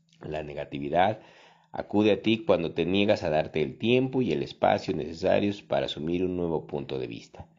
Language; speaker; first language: Spanish; native; Spanish